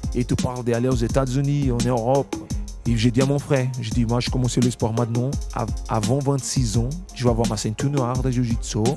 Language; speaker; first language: French; non-native, fluent; Portuguese